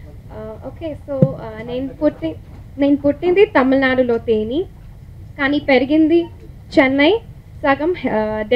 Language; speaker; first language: Telugu; early bilingual, heritage; Tamil